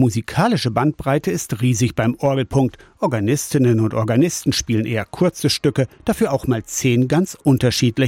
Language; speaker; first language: German; native; German